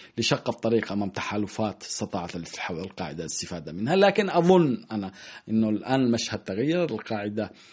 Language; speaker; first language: Arabic; native; Arabic